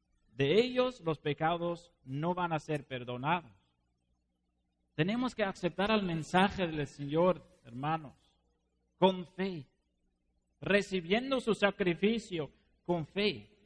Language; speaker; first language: Spanish; non-native, fluent; Dutch